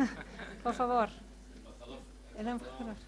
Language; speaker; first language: Spanish; non-native, fluent; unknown